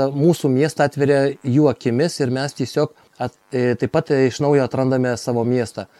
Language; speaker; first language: Lithuanian; native; Lithuanian